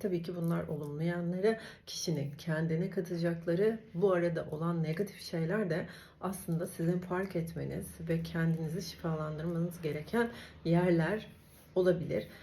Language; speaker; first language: Turkish; native; Turkish